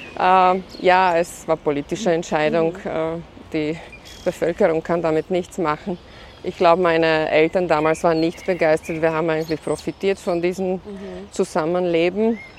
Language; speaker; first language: German; non-native, fluent; Slovak